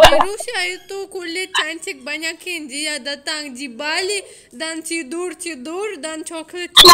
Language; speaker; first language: Indonesian; non-native, learner; Russian